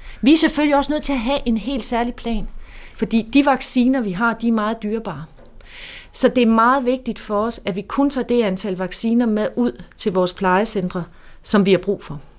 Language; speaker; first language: Danish; native; Danish